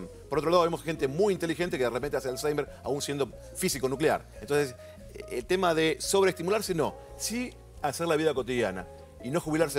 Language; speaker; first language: Spanish; native; Spanish